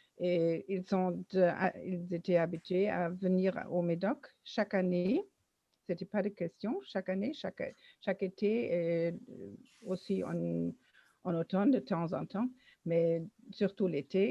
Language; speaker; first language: French; non-native, fluent; German